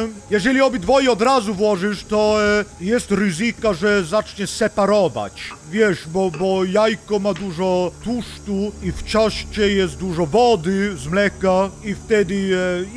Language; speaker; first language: Polish; non-native, learner; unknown